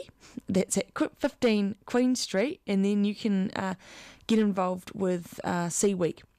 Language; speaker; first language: English; native; English